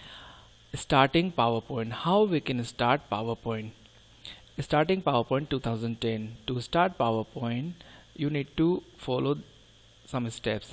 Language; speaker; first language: English; non-native, local second language; Hindi